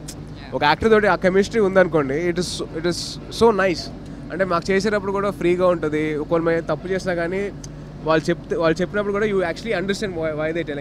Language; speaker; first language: Telugu; native; Telugu